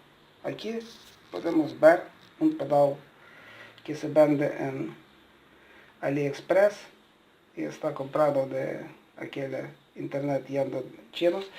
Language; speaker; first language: Spanish; non-native, learner; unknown